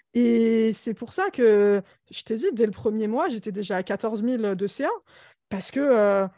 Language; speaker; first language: French; native; French